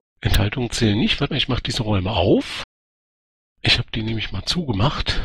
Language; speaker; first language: German; native; German